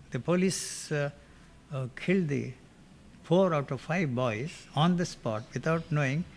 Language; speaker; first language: English; non-native, local second language; Telugu